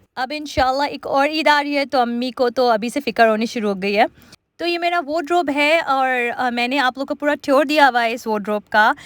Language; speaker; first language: Urdu; native; Urdu